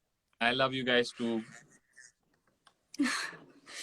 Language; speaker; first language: English; non-native, local second language; Hindi